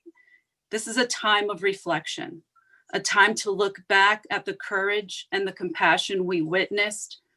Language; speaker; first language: English; native; English